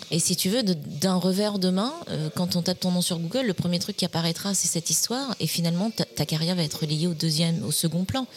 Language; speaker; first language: French; native; French